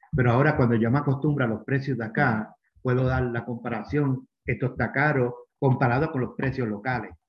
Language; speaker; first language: Spanish; native; Spanish